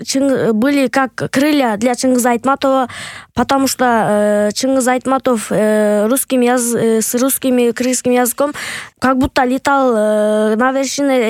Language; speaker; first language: Russian; non-native, local second language; Kyrgyz